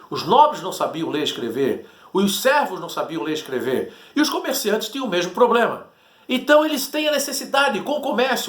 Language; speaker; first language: Portuguese; native; Portuguese